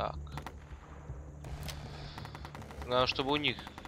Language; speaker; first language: Russian; native; Russian